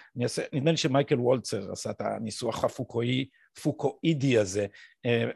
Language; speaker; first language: Hebrew; native; Hebrew